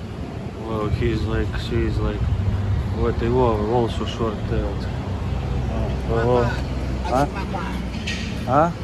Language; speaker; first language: English; non-native, fluent; Russian